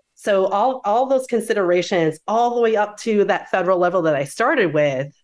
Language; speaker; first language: English; native; English